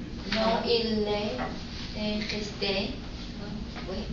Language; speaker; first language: French; non-native, learner; Spanish